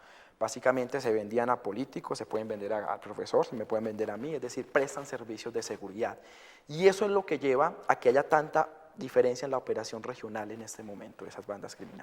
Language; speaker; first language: Spanish; native; Spanish